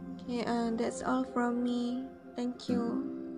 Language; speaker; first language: English; non-native, learner; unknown